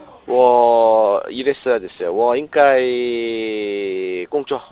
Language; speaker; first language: Chinese; non-native, learner; Korean